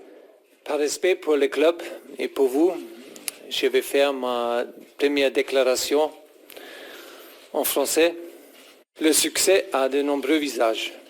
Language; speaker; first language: French; non-native, fluent; German